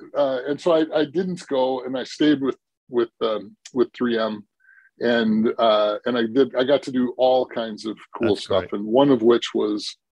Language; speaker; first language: English; native; English